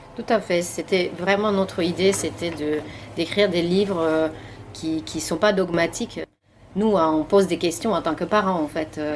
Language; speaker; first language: French; non-native, fluent; Finnish